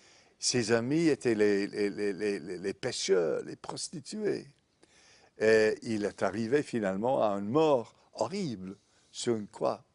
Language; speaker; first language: French; non-native, fluent; English